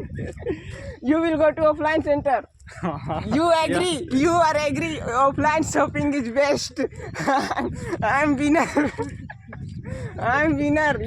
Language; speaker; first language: English; non-native, learner; Hindi